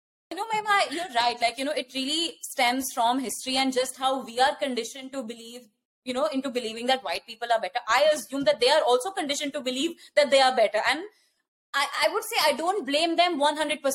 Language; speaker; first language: English; non-native, local second language; Hindi